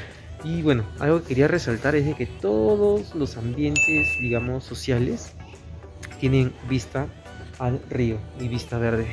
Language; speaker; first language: Spanish; native; Spanish